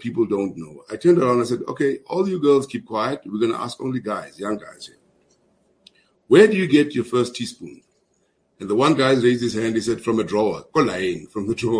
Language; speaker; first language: English; non-native, local second language; Zulu